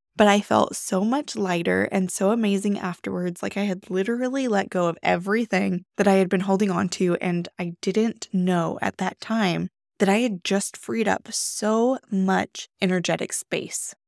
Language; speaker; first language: English; native; English